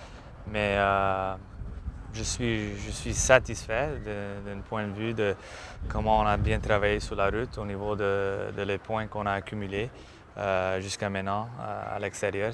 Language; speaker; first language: French; non-native, local second language; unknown